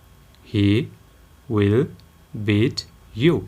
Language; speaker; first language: English; non-native, local second language; Nepali